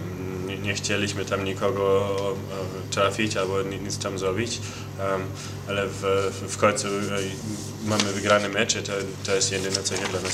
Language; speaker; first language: Polish; early bilingual, heritage; Polish